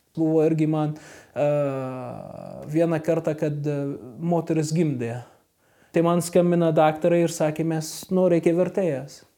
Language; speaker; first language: Lithuanian; non-native, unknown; Arabic